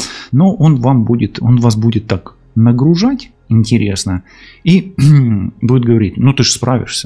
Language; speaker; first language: Russian; non-native, local second language; Ukrainian